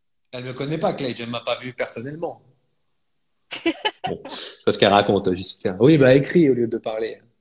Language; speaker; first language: French; native; French